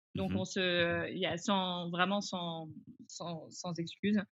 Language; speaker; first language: French; early bilingual, other home language; English